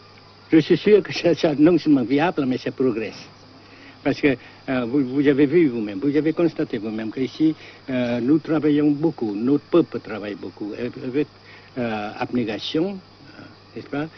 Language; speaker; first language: French; non-native, local second language; Vietnamese